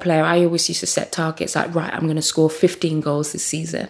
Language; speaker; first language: English; native; English